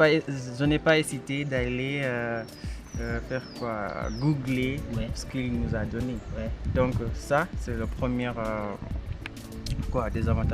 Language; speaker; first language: French; non-native, learner; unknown